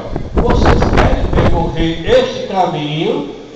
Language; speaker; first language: Portuguese; native; Portuguese